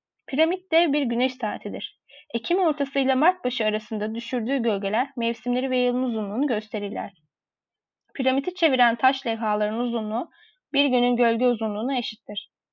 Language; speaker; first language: Turkish; native; Turkish